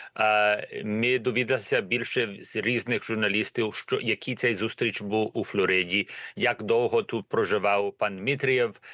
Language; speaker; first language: Ukrainian; early bilingual, heritage; Ukrainian